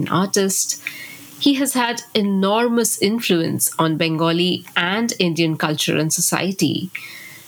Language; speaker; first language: English; non-native, local second language; Bangla